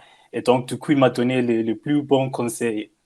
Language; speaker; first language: French; non-native, fluent; English